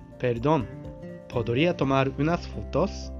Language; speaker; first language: Spanish; non-native, fluent; Japanese